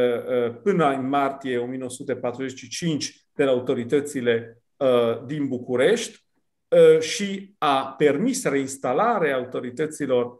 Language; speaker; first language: Romanian; non-native, fluent; Italian